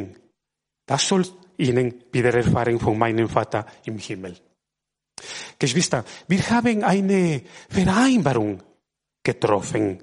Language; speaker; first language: German; non-native, fluent; Spanish